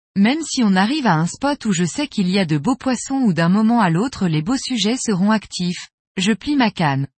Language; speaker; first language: French; non-native, fluent; Spanish